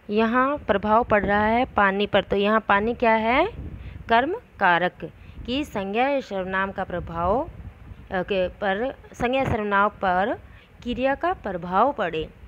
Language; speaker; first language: Hindi; native; Hindi